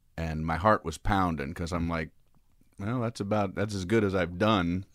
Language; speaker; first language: English; native; English